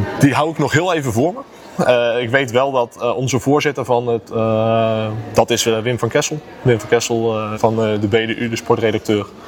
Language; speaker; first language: Dutch; native; Dutch